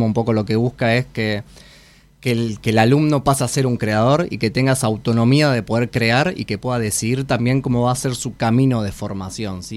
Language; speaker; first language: Spanish; native; Spanish